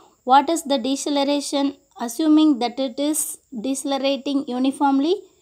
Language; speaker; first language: English; non-native, local second language; Tamil